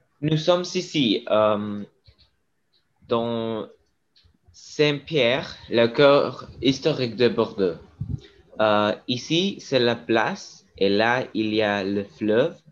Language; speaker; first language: French; non-native, learner; English